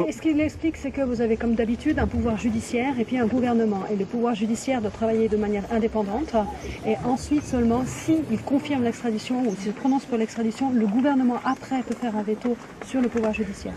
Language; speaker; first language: French; native; French